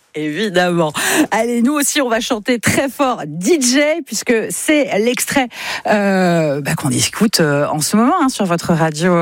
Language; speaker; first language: French; native; French